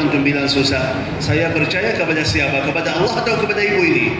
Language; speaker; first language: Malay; non-native, fluent; Arabic